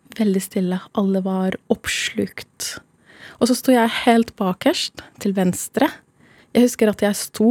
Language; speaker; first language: Norwegian; non-native, fluent; Arabic